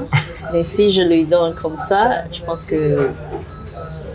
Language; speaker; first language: French; early bilingual, heritage; English